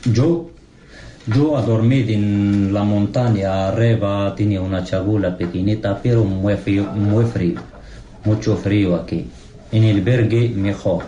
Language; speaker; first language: Spanish; non-native, learner; Arabic